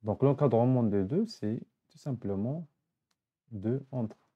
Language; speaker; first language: French; non-native, local second language; Arabic